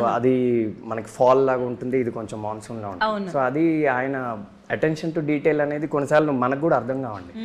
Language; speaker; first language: Telugu; native; Telugu